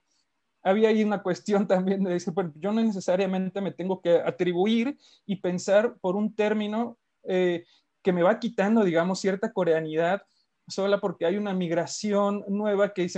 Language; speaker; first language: Spanish; native; Spanish